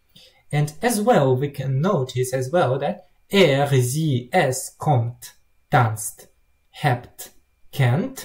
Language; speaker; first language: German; non-native, learner; Russian